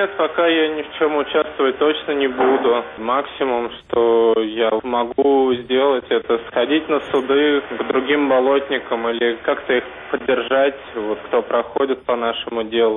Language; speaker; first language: Russian; native; Russian